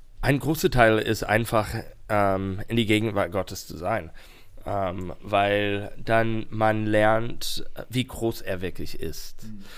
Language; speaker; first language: German; non-native, fluent; English